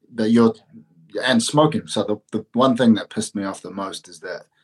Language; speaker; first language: English; native; English